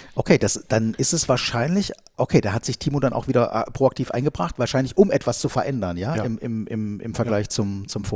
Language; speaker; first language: German; native; German